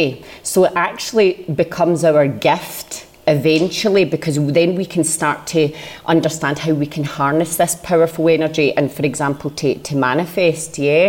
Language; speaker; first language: English; native; English